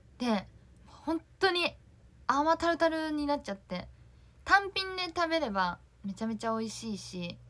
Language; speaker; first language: Japanese; native; Japanese